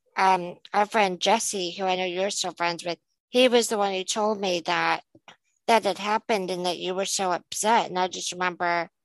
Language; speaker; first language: English; native; English